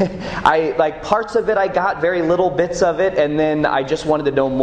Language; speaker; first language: English; native; English